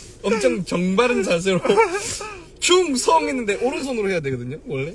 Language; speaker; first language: Korean; native; Korean